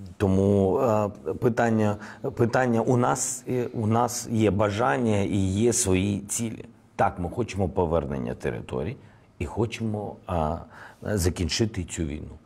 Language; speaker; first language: Ukrainian; non-native, local second language; Russian